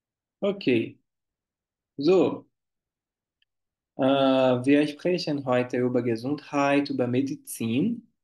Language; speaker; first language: German; non-native, fluent; Portuguese